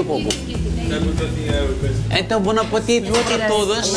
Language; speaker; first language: Portuguese; non-native, fluent; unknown